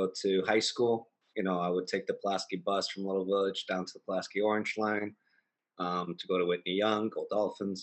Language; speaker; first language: English; native; English